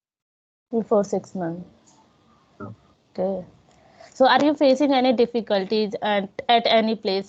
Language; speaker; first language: English; non-native, local second language; Hindi